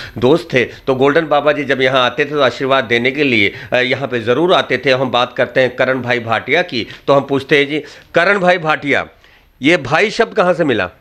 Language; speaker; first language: Hindi; native; Hindi